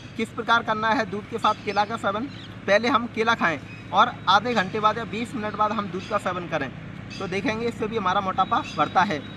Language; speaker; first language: Hindi; native; Hindi